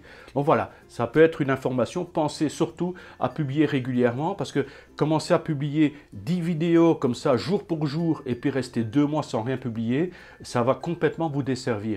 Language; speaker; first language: French; native; French